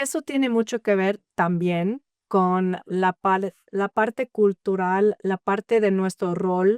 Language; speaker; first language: Spanish; early bilingual, heritage; English